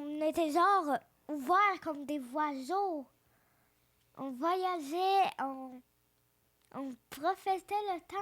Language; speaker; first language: French; early bilingual, other home language; Ukrainian